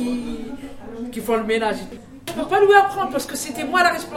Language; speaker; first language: French; non-native, learner; Arabic